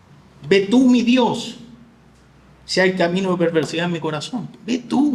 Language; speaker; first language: Spanish; native; Spanish